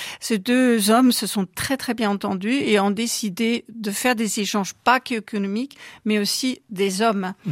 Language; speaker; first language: French; non-native, fluent; German